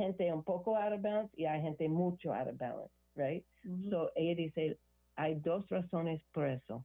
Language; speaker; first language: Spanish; non-native, learner; English